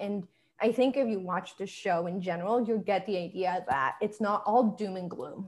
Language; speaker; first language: English; early bilingual, other home language; Spanish